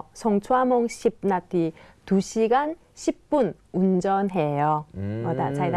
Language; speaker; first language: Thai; non-native, fluent; Korean